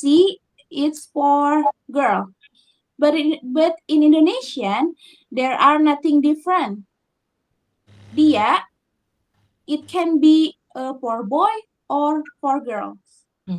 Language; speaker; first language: English; non-native, learner; Indonesian